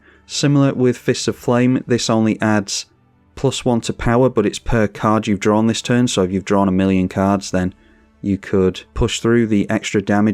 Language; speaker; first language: English; native; English